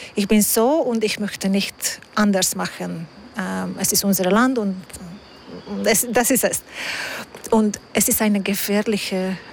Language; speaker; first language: German; non-native, fluent; Hungarian